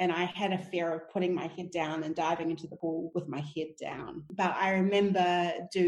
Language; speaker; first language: English; native; English